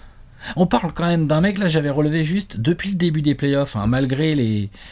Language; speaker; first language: French; native; French